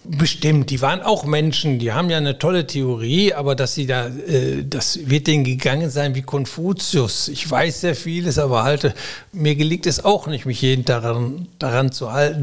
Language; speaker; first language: German; native; German